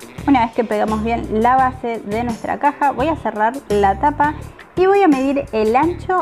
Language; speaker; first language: Spanish; native; Spanish